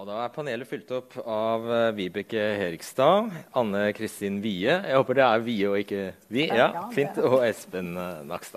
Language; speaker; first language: Norwegian; native; Norwegian